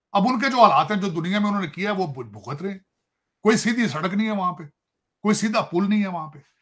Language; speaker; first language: Urdu; non-native, local second language; Punjabi